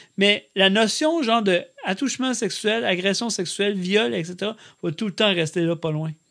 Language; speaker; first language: French; native; French